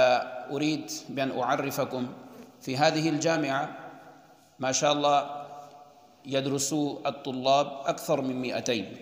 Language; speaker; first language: Arabic; non-native, fluent; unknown